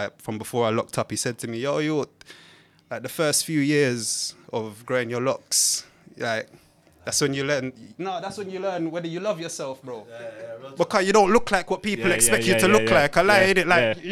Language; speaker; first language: English; native; English